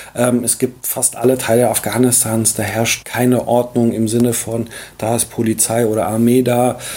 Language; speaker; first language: German; early bilingual, other home language; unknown